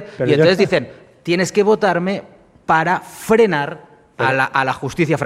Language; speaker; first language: Spanish; native; Spanish